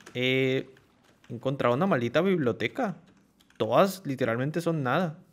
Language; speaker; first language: Spanish; native; Spanish